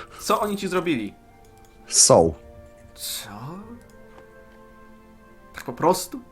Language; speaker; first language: Polish; native; Polish